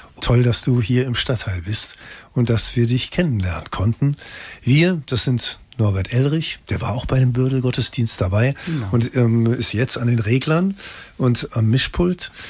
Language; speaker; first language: German; native; German